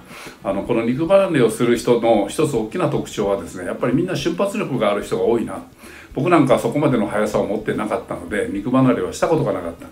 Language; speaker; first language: Japanese; native; Japanese